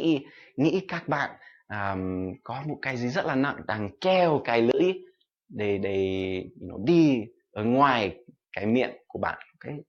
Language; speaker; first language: Vietnamese; non-native, fluent; English